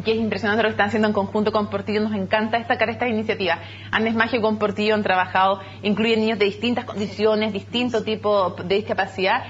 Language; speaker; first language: Spanish; native; Spanish